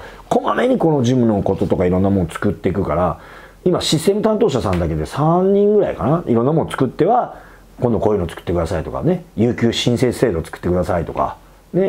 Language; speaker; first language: Japanese; native; Japanese